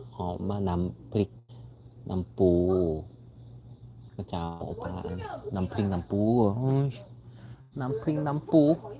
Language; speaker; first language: Thai; non-native, learner; Korean